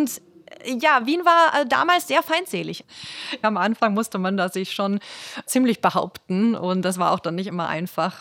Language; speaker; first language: German; native; German